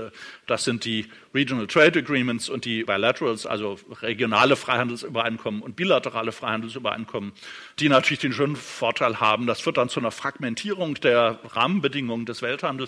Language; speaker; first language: German; native; German